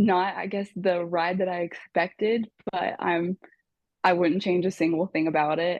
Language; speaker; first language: English; native; English